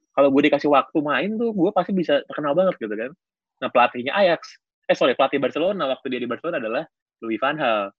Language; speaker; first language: Indonesian; native; Indonesian